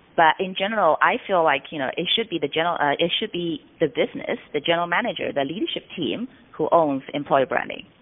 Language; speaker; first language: English; non-native, fluent; Chinese